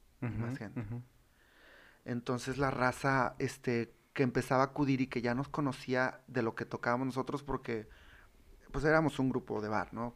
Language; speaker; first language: Spanish; native; Spanish